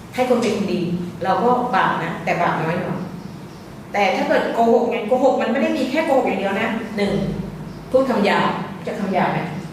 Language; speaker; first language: Thai; native; Thai